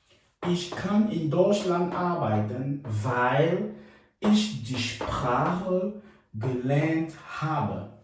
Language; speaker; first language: German; non-native, fluent; French